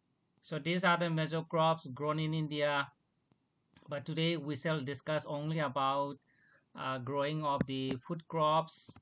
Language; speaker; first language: English; non-native, local second language; Manipuri